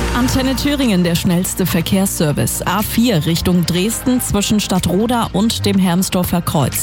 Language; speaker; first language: German; native; German